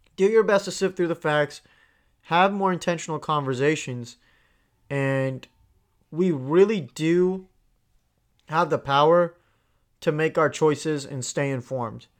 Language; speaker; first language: English; non-native, local second language; Tamil